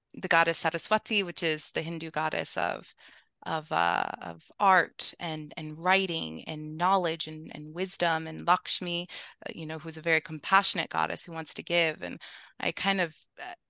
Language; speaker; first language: English; early bilingual, other home language; Spanish